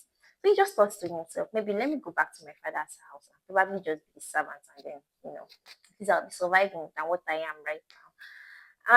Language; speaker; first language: English; non-native, local second language; Igbo